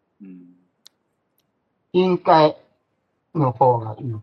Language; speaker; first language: Japanese; non-native, fluent; Chinese